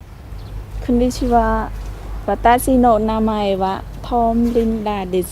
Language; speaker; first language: Japanese; non-native, learner; Khmer